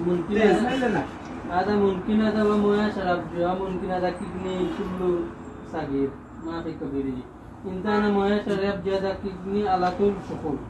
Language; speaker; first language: Arabic; non-native, learner; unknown